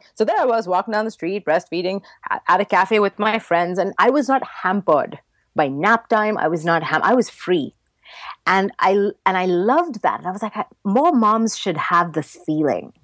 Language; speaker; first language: English; native; English